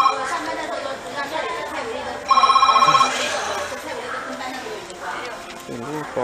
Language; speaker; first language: Chinese; native; Chinese